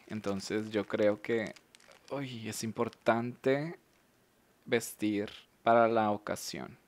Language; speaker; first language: Spanish; native; Spanish